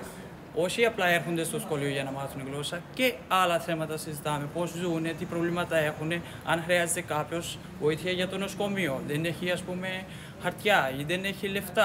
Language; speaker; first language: Greek; non-native, fluent; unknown